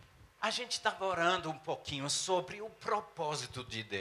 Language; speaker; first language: Portuguese; non-native, fluent; English